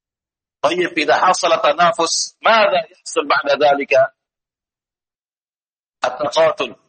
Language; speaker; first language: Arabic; non-native, fluent; Indonesian